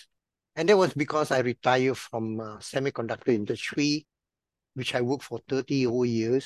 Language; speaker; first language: English; non-native, local second language; Min Nan Chinese